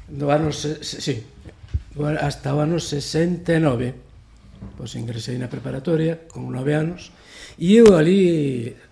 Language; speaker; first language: Galician; native; Galician